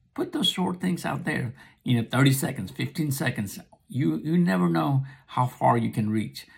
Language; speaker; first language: English; non-native, local second language; Nepali